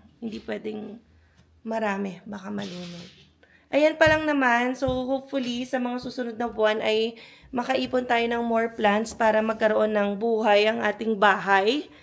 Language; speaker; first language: Filipino; native; Filipino